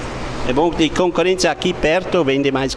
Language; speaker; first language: Portuguese; non-native, learner; German